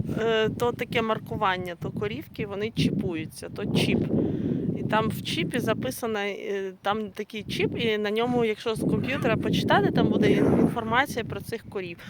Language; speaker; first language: Ukrainian; native; Ukrainian